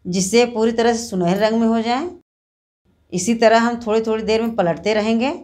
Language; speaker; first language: Hindi; native; Hindi